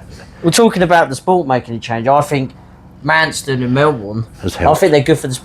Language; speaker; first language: English; native; English